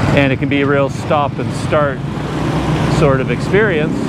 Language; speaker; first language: English; native; English